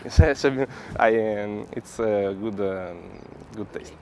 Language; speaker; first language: English; non-native, learner; Italian